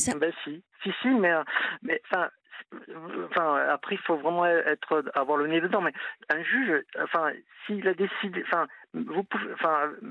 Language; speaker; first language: French; native; French